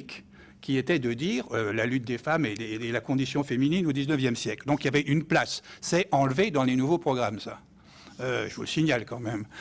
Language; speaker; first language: French; native; French